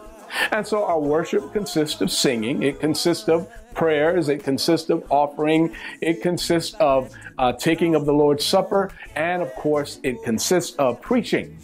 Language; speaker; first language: English; native; English